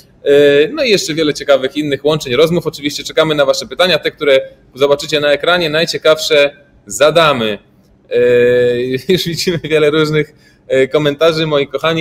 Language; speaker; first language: Polish; native; Polish